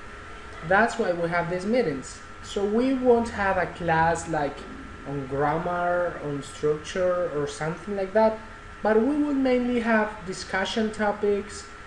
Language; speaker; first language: English; non-native, fluent; Spanish